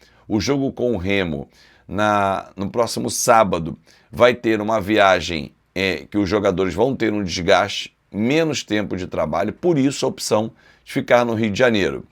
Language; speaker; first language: Portuguese; native; Portuguese